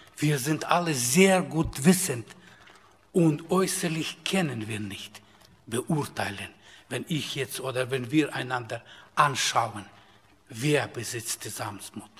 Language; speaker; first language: German; non-native, fluent; Russian